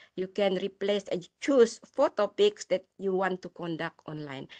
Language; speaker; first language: English; non-native, local second language; Malay